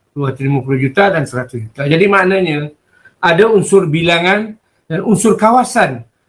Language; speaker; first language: Malay; native; Malay